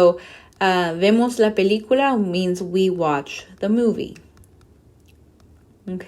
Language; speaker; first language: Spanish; non-native, fluent; English